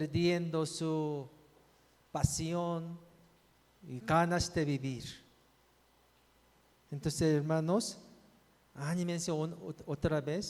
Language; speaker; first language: Spanish; non-native, fluent; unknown